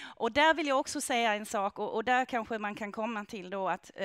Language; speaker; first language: Swedish; non-native, fluent; German